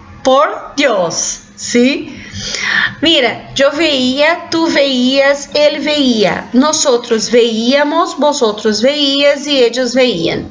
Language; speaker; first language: Spanish; non-native, fluent; Portuguese